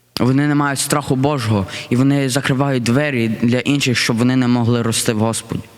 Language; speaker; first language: Ukrainian; early bilingual, heritage; Ukrainian